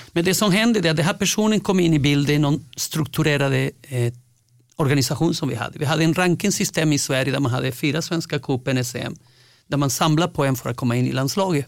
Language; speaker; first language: Swedish; non-native, fluent; Spanish